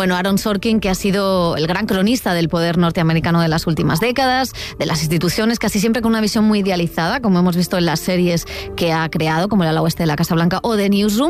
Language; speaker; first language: Spanish; native; Spanish